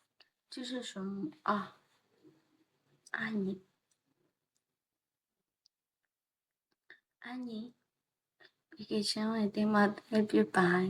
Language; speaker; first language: Chinese; non-native, learner; Burmese